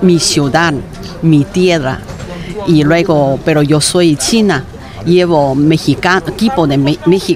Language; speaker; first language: Spanish; non-native, learner; Chinese